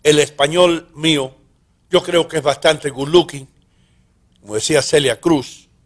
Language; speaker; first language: Spanish; early bilingual, heritage; Spanish